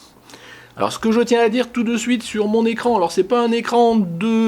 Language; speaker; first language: French; native; French